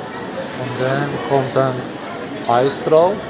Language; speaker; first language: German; early bilingual, other home language; Turkish